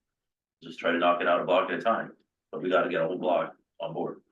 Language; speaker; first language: English; native; English